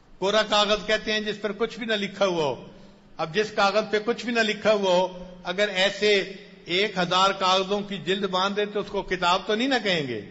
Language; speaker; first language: Urdu; non-native, local second language; Saraiki